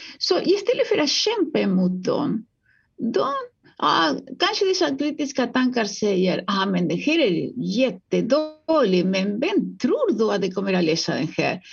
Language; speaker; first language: Swedish; non-native, fluent; Spanish